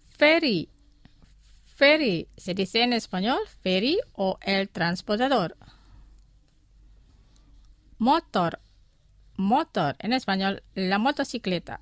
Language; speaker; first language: Spanish; non-native, fluent; Indonesian